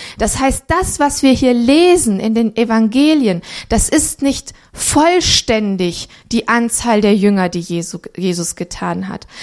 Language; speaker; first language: German; early bilingual, other home language; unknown